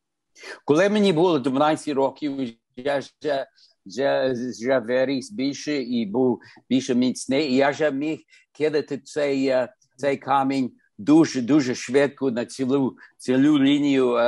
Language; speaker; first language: Ukrainian; early bilingual, heritage; Ukrainian